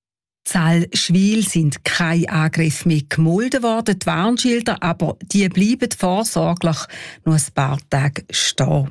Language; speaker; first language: German; native; German